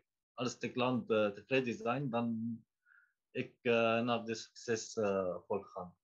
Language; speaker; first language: Dutch; non-native, learner; Arabic